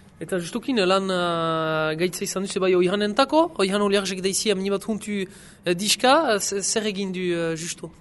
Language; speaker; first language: Basque; native; Basque